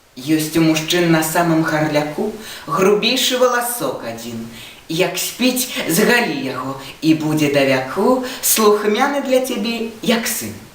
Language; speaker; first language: Belarusian; non-native, local second language; Russian